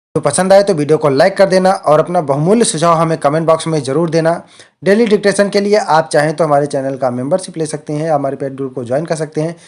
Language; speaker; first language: Hindi; native; Hindi